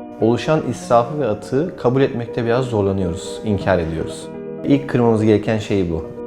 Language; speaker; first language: Turkish; native; Turkish